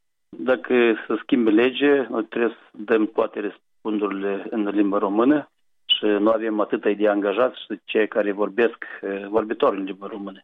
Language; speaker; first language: Romanian; non-native, local second language; Gagauz